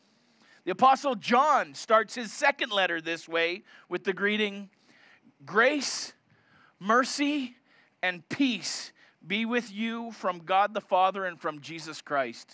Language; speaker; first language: English; native; English